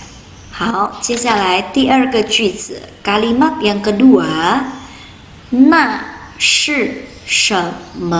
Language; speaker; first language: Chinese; non-native, fluent; Indonesian